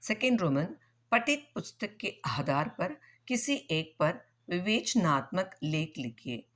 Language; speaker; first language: Hindi; non-native, local second language; Tamil